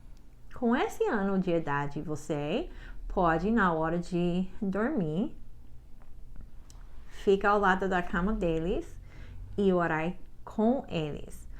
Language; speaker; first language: Portuguese; non-native, learner; English